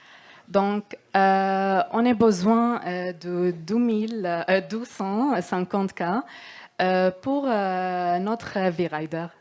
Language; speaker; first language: French; non-native, learner; Arabic